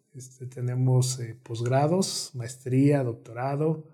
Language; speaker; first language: Spanish; native; Spanish